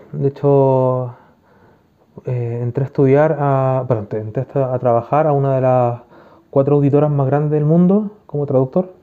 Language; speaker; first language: Spanish; native; Spanish